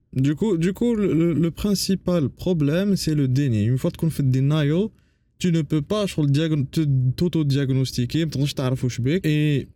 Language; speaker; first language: French; non-native, local second language; Arabic